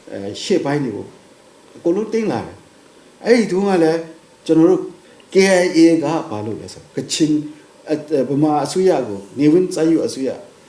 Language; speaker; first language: Burmese; non-native, local second language; Kachin